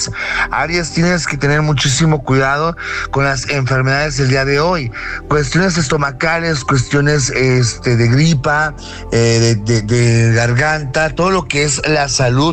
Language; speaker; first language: Spanish; native; Spanish